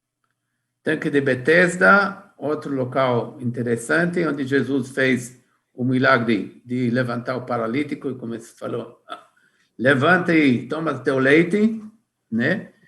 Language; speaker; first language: Portuguese; non-native, fluent; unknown